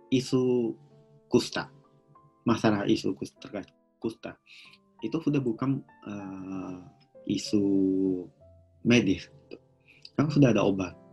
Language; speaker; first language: Indonesian; non-native, local second language; Japanese